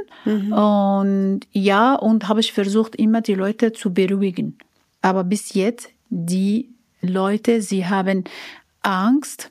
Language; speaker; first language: German; non-native, learner; Arabic